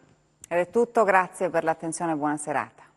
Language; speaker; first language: Italian; native; Italian